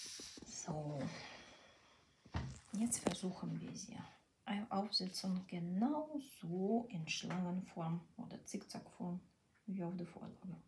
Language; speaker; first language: German; non-native, fluent; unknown